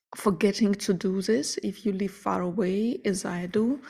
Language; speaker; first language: English; non-native, fluent; Ukrainian